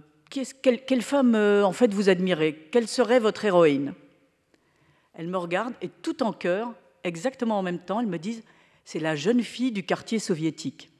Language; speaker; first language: French; native; French